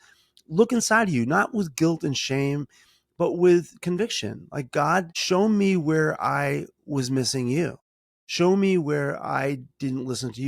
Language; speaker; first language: English; native; English